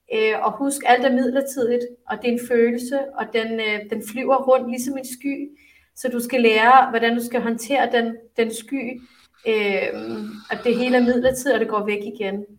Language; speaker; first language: Danish; early bilingual, other home language; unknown